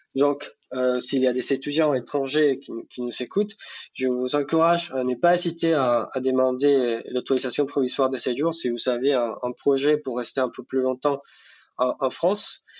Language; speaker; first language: French; non-native, fluent; Spanish